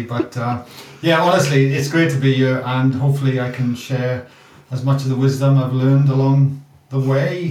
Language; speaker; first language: English; native; English